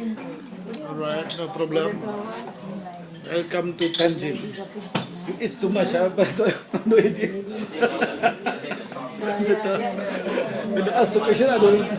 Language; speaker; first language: English; non-native, learner; Chinese